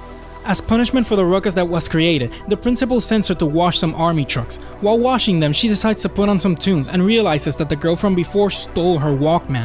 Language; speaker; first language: English; native; English